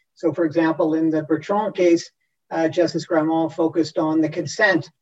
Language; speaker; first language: English; native; English